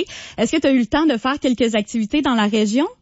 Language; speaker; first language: French; native; French